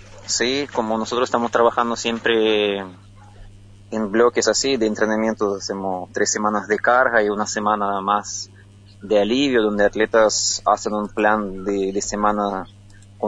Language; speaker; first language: Spanish; non-native, fluent; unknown